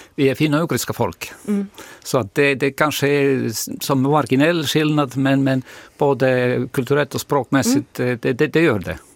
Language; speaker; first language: Swedish; non-native, fluent; Estonian